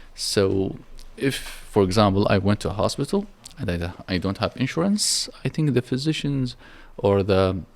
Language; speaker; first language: English; non-native, fluent; Arabic